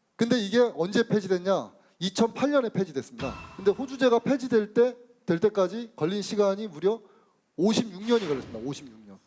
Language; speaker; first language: Korean; native; Korean